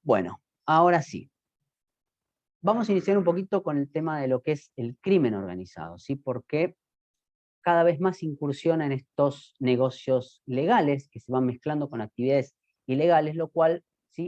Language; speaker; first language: Spanish; native; Spanish